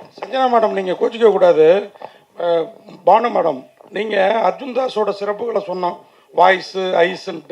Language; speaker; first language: Tamil; native; Tamil